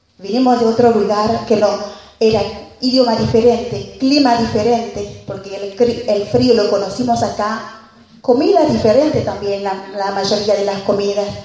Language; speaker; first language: Spanish; non-native, fluent; Haitian Creole